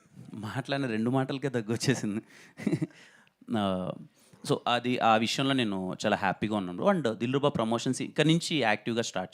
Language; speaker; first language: Telugu; native; Telugu